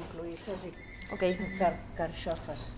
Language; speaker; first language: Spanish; non-native, local second language; Catalan